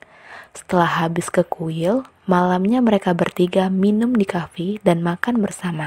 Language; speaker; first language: Indonesian; native; Indonesian